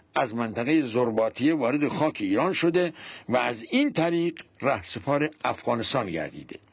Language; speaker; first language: Persian; non-native, local second language; Central Kurdish